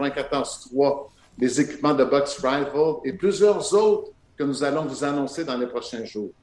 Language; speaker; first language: French; native; French